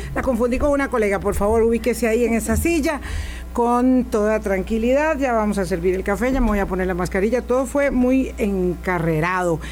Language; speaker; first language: Spanish; native; Spanish